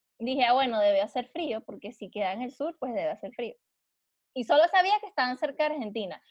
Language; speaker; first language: Spanish; native; Spanish